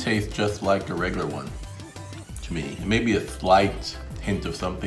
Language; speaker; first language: English; native; English